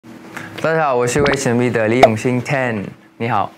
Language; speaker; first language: Chinese; non-native, fluent; Thai